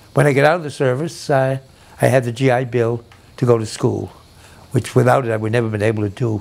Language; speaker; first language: English; native; English